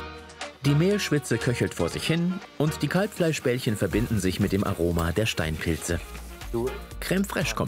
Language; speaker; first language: German; native; German